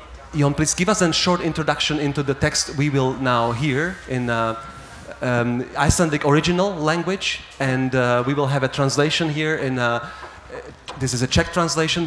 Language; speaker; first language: English; non-native, fluent; Slovak